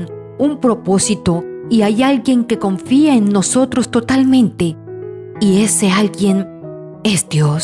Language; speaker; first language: Spanish; native; Spanish